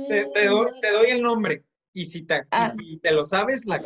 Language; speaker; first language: Spanish; native; Spanish